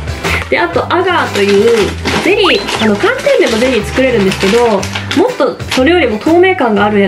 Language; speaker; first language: Japanese; native; Japanese